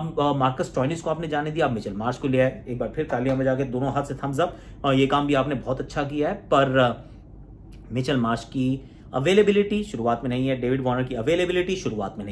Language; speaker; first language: Hindi; native; Hindi